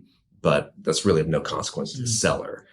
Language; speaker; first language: English; native; English